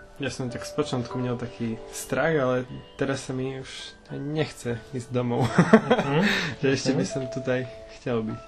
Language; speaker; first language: Polish; non-native, learner; Slovak